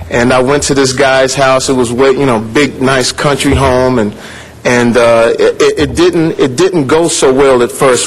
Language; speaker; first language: English; native; English